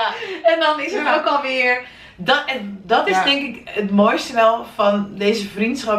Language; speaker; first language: Dutch; native; Dutch